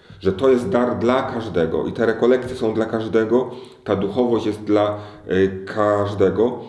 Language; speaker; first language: Polish; native; Polish